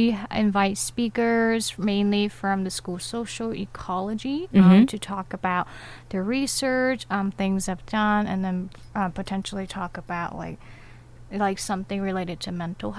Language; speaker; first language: English; native; English